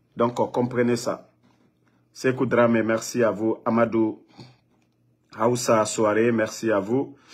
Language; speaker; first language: French; non-native, local second language; Mandingo